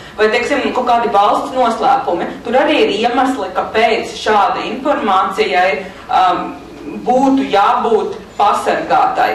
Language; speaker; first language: Latvian; native; Latvian